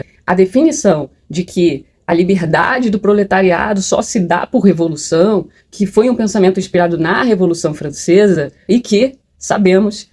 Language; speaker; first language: Portuguese; native; Portuguese